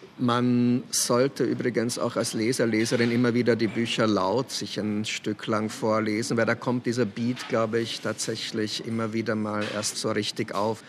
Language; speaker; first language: German; early bilingual, other home language; Czech